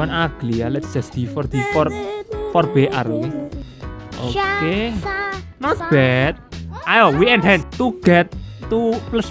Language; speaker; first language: English; non-native, fluent; Indonesian